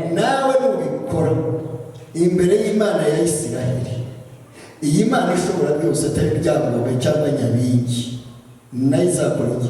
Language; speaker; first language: Kinyarwanda; early bilingual, heritage; Kinyarwanda